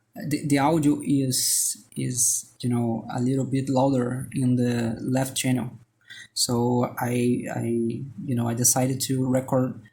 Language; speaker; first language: English; non-native, fluent; Portuguese